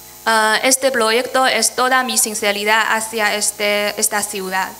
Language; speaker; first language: Spanish; non-native, fluent; Chinese